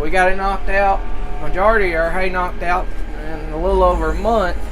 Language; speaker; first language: English; native; English